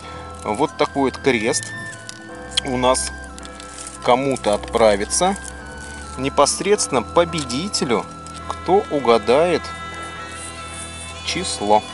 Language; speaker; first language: Russian; native; Russian